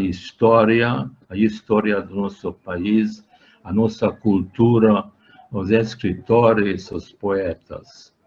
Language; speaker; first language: Portuguese; non-native, fluent; Hungarian